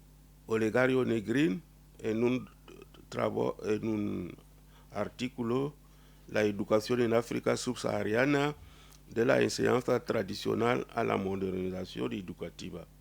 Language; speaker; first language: Spanish; non-native, fluent; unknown